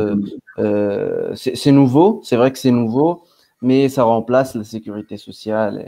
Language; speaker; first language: French; non-native, local second language; Arabic